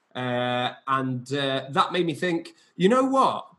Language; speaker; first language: English; native; English